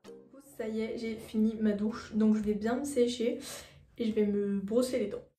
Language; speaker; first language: French; native; French